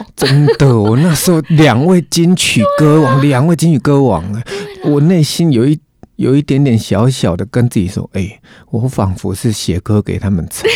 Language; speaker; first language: Chinese; non-native, local second language; Min Nan Chinese